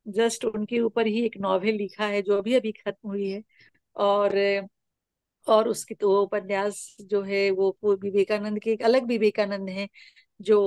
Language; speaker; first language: Hindi; native; Hindi